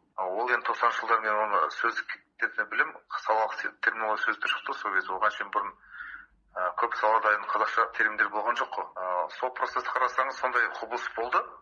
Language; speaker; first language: Kazakh; native; Kazakh